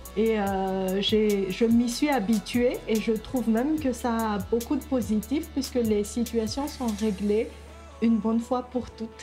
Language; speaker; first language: French; non-native, local second language; Malagasy